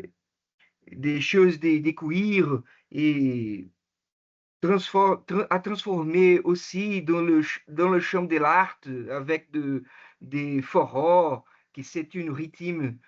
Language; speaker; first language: French; non-native, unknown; Portuguese